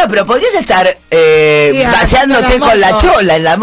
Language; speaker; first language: Spanish; native; Spanish